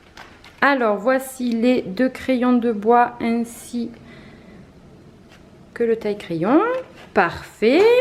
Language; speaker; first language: French; native; French